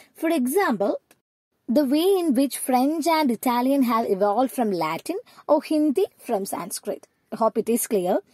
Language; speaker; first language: English; non-native, local second language; Malayalam